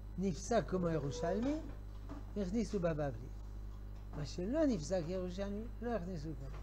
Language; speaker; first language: Hebrew; non-native, fluent; French